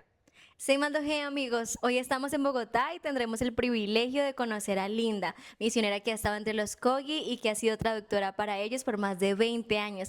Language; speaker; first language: Spanish; native; Spanish